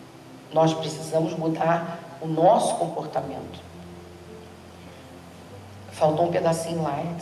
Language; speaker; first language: Portuguese; native; Portuguese